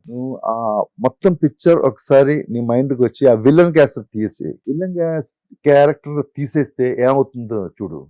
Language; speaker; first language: Telugu; non-native, fluent; Malayalam